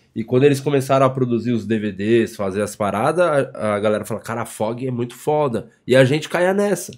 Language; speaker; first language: Portuguese; native; Portuguese